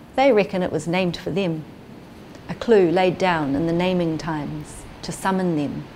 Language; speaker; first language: English; native; English